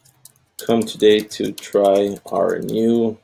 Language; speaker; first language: English; native; English